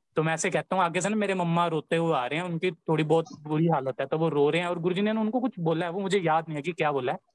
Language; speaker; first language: Hindi; native; Hindi